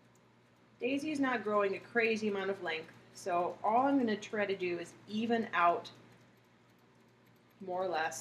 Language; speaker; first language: English; native; English